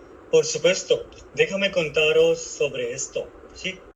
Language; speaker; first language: Spanish; non-native, learner; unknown